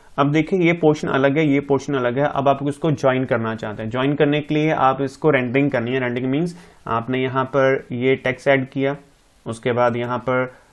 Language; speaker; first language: Hindi; non-native, local second language; Punjabi